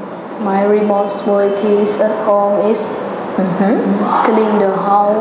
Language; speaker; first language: English; non-native, learner; Vietnamese